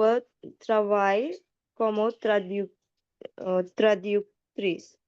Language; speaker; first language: French; non-native, learner; Marathi